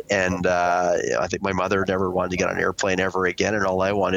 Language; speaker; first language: English; native; English